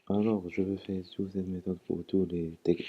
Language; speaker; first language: French; non-native, local second language; Arabic